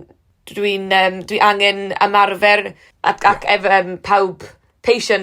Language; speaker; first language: Welsh; non-native, learner; English